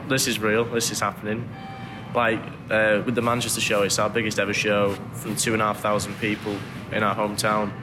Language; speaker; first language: English; native; English